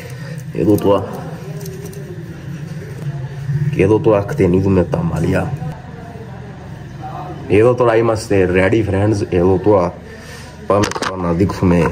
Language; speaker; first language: Greek; early bilingual, other home language; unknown